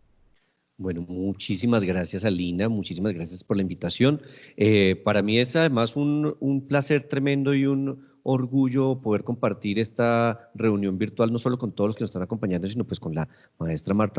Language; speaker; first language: Spanish; native; Spanish